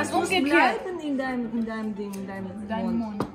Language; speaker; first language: German; non-native, learner; Persian